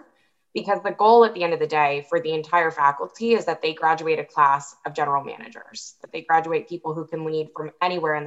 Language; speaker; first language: English; native; English